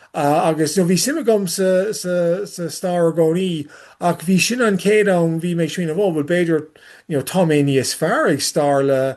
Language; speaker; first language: Irish; non-native, learner; English